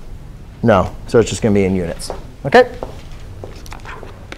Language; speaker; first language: English; native; English